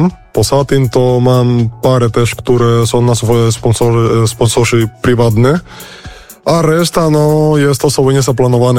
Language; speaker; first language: Polish; non-native, learner; Spanish